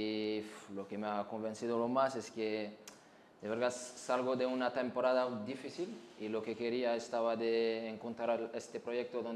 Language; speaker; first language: Spanish; non-native, fluent; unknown